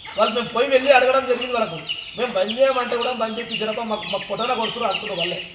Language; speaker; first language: Telugu; native; Telugu